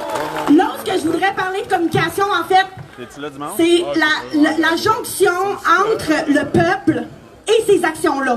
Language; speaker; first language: French; native; French